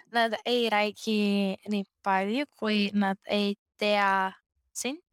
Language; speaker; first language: Estonian; non-native, learner; Greek